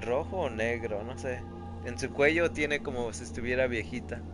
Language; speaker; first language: Spanish; early bilingual, other home language; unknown